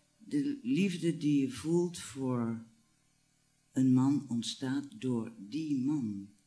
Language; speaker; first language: Dutch; native; Dutch